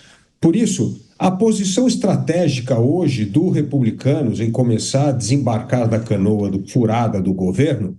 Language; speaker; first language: Portuguese; native; Portuguese